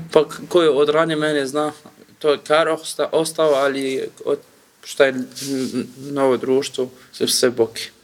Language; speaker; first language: Serbian; non-native, learner; Kurdish